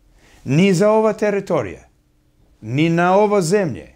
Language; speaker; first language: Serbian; early bilingual, heritage; English